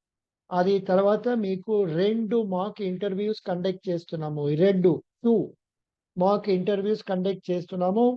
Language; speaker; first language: Telugu; non-native, local second language; Tamil